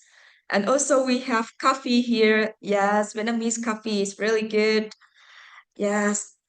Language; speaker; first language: English; non-native, fluent; Vietnamese